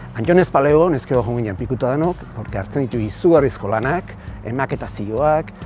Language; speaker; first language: Basque; native; Basque